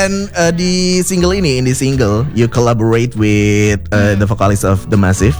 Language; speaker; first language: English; non-native, fluent; Indonesian